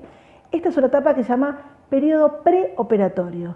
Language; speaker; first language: Spanish; native; Spanish